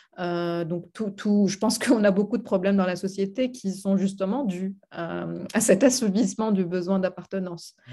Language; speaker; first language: French; non-native, local second language; Arabic